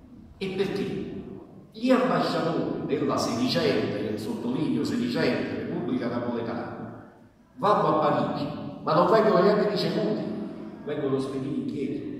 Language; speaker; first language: Italian; native; Italian